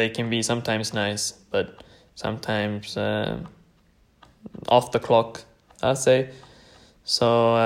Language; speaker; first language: English; non-native, fluent; Tamil